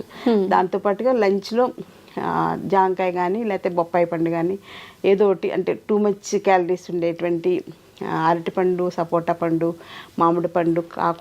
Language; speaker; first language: Telugu; native; Telugu